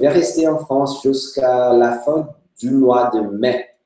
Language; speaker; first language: French; non-native, fluent; Portuguese